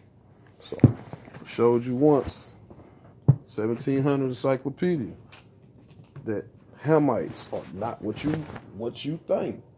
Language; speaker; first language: English; native; English